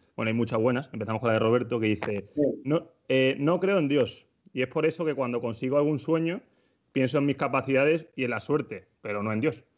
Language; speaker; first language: Spanish; native; Spanish